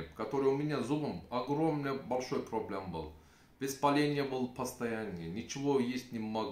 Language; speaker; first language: Russian; non-native, learner; Turkish